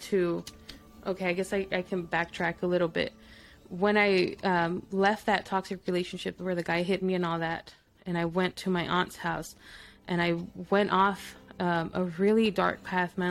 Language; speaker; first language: English; early bilingual, other home language; Spanish